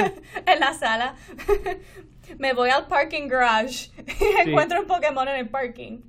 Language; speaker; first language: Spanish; non-native, fluent; English